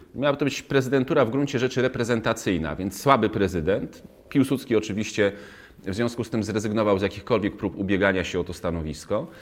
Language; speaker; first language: Polish; native; Polish